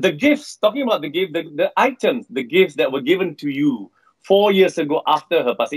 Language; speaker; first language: English; non-native, local second language; Malay